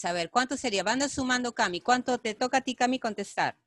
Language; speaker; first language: Spanish; native; Spanish